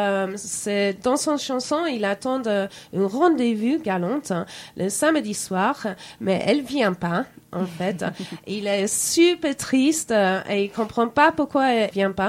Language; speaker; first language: French; non-native, fluent; English